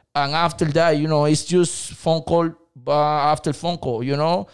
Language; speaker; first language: English; non-native, learner; Spanish